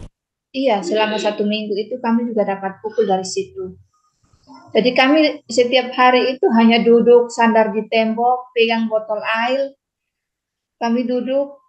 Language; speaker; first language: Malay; non-native, local second language; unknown